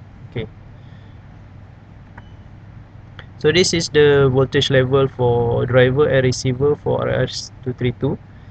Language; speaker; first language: English; non-native, local second language; Malay